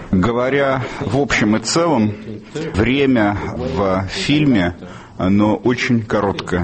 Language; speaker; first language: Russian; native; Russian